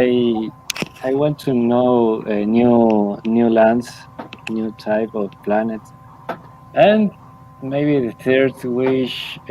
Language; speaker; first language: English; non-native, learner; Spanish